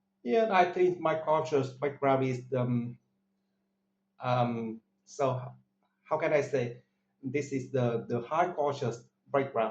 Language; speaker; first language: English; non-native, learner; Vietnamese